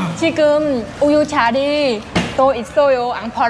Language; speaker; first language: Korean; non-native, learner; Vietnamese